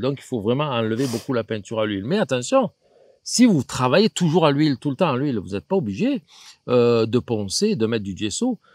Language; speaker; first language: French; native; French